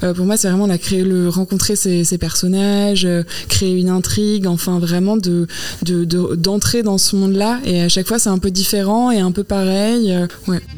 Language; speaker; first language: French; native; French